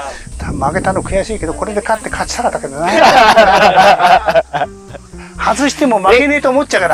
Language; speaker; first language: Japanese; native; Japanese